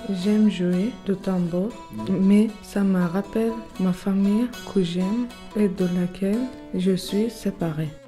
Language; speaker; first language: French; non-native, learner; Kurdish